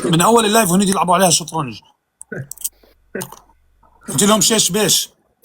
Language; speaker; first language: Arabic; native; Arabic